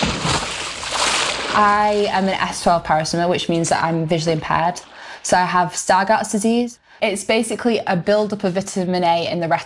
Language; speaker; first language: English; native; English